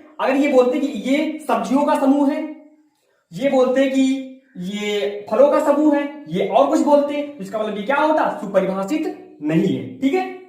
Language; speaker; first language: Hindi; native; Hindi